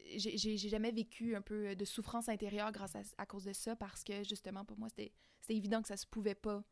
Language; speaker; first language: French; native; French